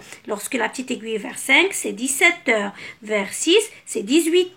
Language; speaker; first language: French; non-native, local second language; Arabic